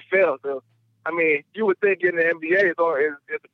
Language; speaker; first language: English; native; English